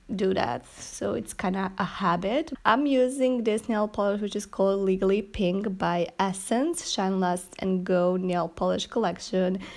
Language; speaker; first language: English; non-native, fluent; Serbian